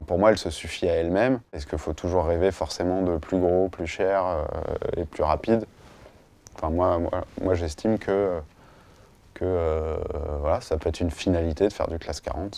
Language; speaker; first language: French; native; French